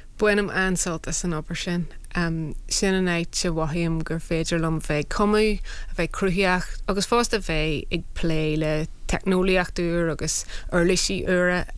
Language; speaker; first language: Irish; non-native, local second language; English